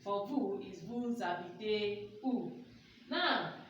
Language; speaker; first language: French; non-native, fluent; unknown